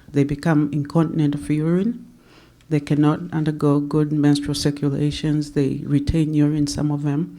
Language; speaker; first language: English; non-native, local second language; Swahili